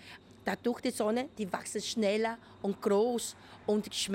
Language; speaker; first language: German; non-native, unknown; Chinese